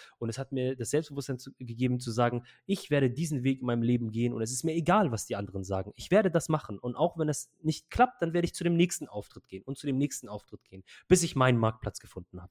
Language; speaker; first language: German; early bilingual, other home language; Arabic